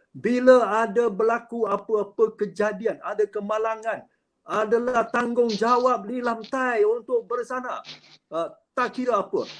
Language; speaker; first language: Malay; non-native, local second language; Cantonese